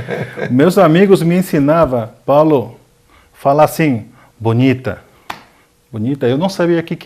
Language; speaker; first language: Portuguese; non-native, fluent; Korean